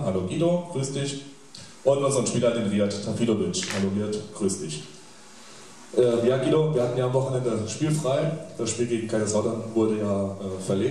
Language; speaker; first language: German; native; German